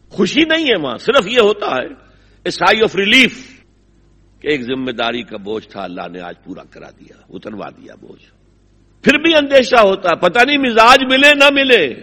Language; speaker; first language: Urdu; native; Urdu